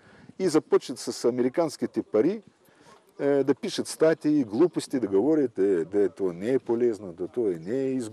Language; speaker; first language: Bulgarian; non-native, fluent; Russian